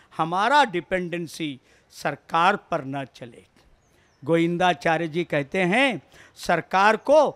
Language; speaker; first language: Hindi; non-native, local second language; Kannada